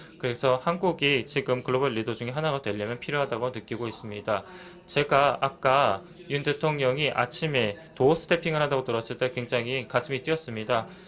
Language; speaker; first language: Korean; native; Korean